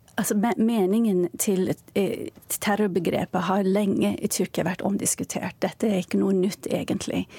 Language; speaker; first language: Norwegian; non-native, fluent; Turkish